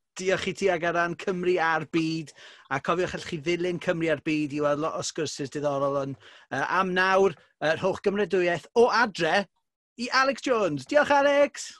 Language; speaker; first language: Welsh; native; Welsh